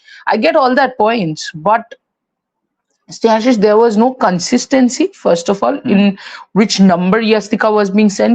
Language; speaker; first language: English; non-native, local second language; Hindi